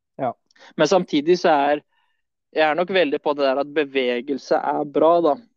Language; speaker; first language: Norwegian; early bilingual, other home language; Swedish